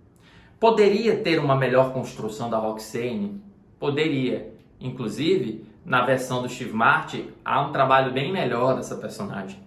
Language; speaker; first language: Portuguese; native; Portuguese